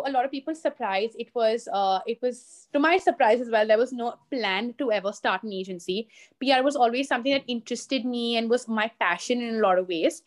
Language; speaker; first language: English; non-native, local second language; Hindi